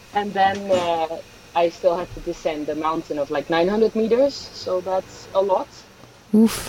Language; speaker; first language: English; non-native, fluent; Dutch